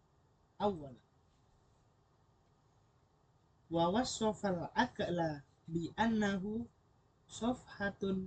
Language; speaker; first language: Arabic; non-native, learner; Indonesian